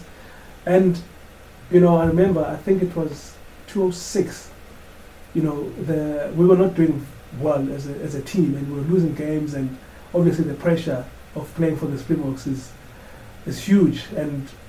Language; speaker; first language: English; non-native, local second language; Xhosa